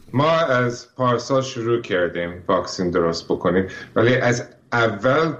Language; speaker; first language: Persian; early bilingual, heritage; Persian